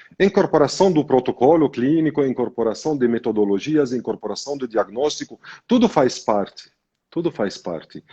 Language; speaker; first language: Portuguese; non-native, fluent; Arabic